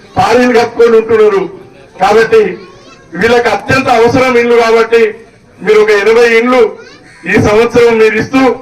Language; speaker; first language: Telugu; native; Telugu